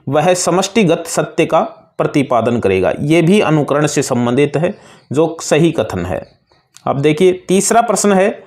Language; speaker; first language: Hindi; native; Hindi